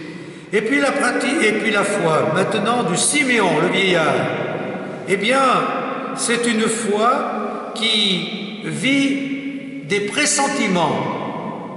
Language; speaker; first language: French; native; French